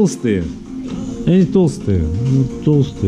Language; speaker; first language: Russian; native; Russian